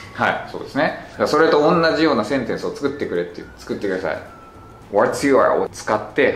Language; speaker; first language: Japanese; native; Japanese